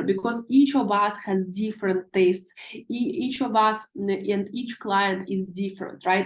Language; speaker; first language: English; non-native, fluent; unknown